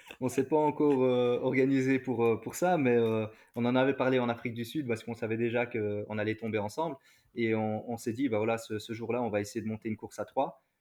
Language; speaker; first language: French; native; French